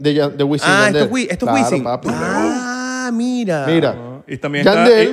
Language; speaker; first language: Spanish; native; Spanish